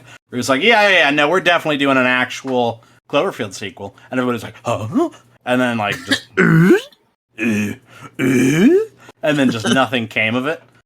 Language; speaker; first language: English; native; English